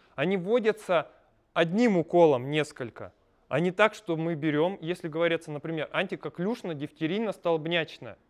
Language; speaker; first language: Russian; native; Russian